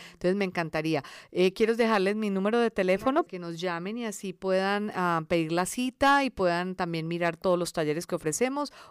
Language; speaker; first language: Spanish; early bilingual, other home language; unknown